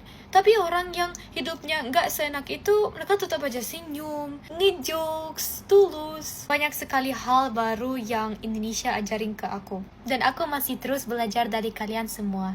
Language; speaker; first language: Indonesian; non-native, fluent; German